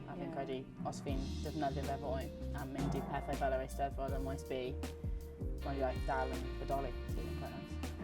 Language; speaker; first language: Welsh; native; Welsh